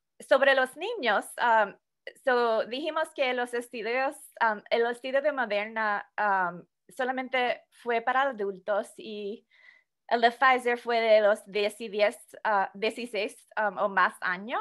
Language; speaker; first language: Spanish; non-native, fluent; English